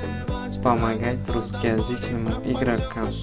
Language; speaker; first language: Russian; non-native, fluent; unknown